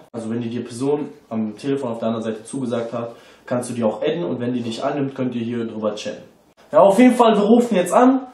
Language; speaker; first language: German; early bilingual, other home language; Turkish